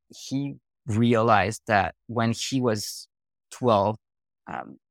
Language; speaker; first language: English; non-native, fluent; French